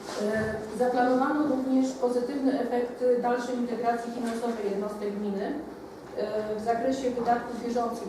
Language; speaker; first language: Polish; native; Polish